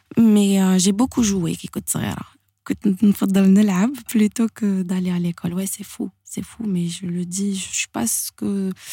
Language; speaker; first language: French; non-native, local second language; Arabic